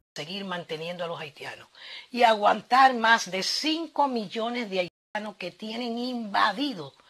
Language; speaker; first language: Spanish; native; Spanish